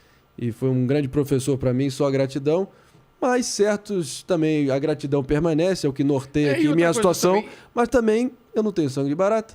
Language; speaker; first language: Portuguese; native; Portuguese